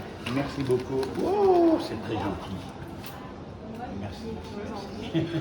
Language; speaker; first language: French; non-native, learner; English